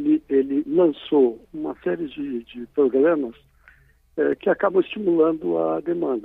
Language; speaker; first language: Portuguese; native; Portuguese